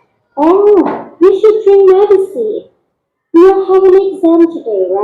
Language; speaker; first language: English; non-native, learner; Indonesian